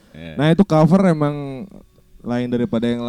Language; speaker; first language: Indonesian; native; Indonesian